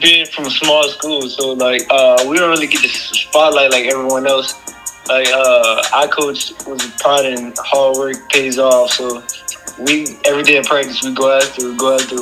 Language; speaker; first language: English; native; English